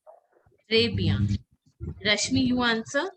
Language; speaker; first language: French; non-native, fluent; Hindi